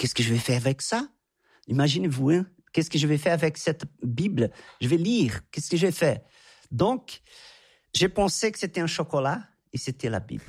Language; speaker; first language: French; non-native, fluent; Portuguese